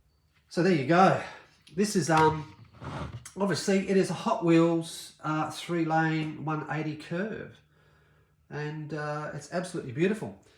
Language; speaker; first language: English; native; English